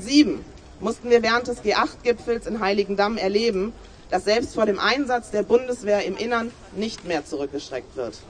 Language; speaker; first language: German; native; German